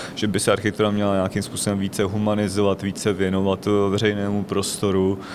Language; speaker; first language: Czech; native; Czech